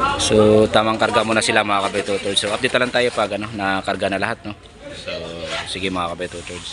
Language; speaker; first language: Filipino; non-native, local second language; Cebuano